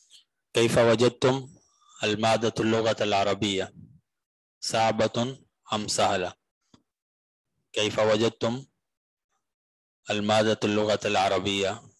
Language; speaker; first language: Arabic; non-native, fluent; Urdu